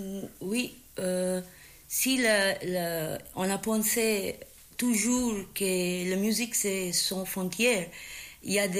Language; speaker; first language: French; non-native, learner; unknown